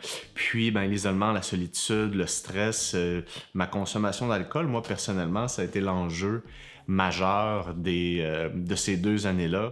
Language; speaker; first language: French; native; French